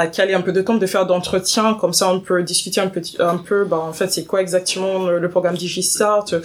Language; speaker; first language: French; non-native, fluent; English